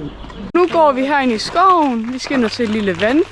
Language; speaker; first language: Danish; native; Danish